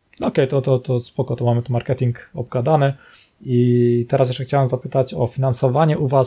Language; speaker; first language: Polish; native; Polish